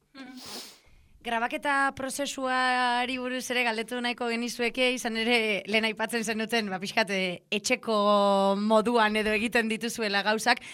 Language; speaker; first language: Basque; non-native, local second language; Spanish